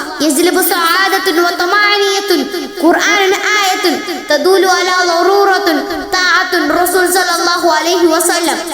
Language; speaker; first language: Arabic; non-native, learner; Malayalam